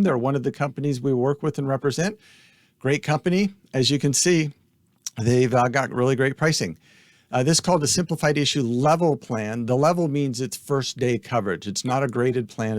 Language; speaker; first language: English; native; English